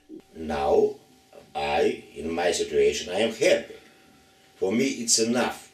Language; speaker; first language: English; non-native, learner; Lithuanian